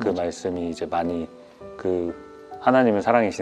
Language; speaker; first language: Korean; native; Korean